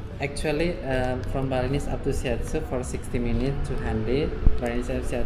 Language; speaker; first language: English; non-native, fluent; Indonesian